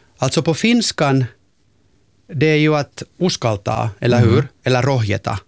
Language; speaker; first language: Swedish; non-native, local second language; Finnish